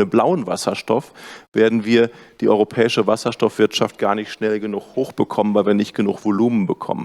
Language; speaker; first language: German; native; German